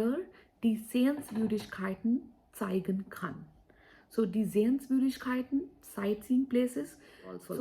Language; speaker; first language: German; non-native, fluent; Hindi